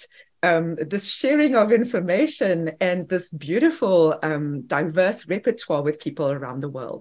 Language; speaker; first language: English; native; English